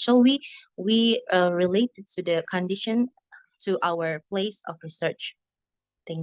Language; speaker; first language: English; non-native, learner; Indonesian